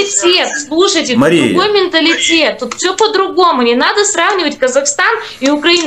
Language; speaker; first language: Russian; native; Russian